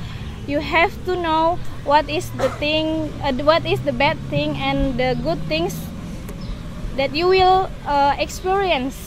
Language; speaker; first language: English; non-native, learner; Indonesian